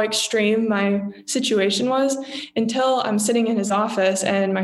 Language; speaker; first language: English; native; English